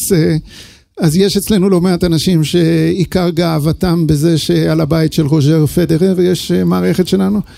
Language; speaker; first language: Hebrew; early bilingual, other home language; English